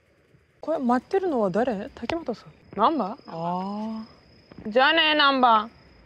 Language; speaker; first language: Japanese; non-native, fluent; Turkish